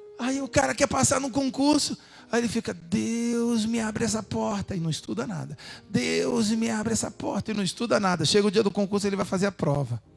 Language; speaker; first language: Portuguese; native; Portuguese